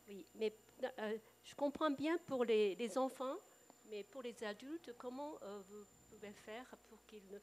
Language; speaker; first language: French; non-native, fluent; Japanese